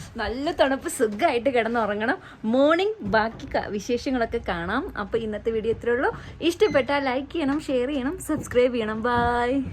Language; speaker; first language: Malayalam; native; Malayalam